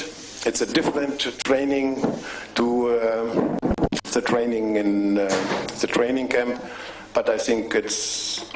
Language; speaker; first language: English; non-native, fluent; German